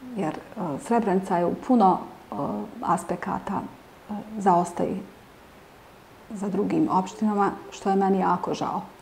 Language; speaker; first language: Bosnian; native; Bosnian